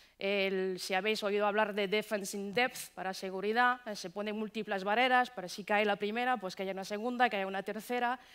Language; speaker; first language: Spanish; non-native, fluent; French